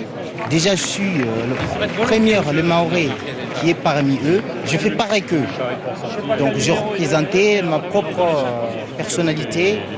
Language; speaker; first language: French; non-native, local second language; Comorian